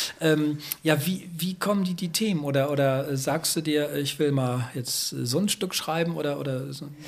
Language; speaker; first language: German; native; German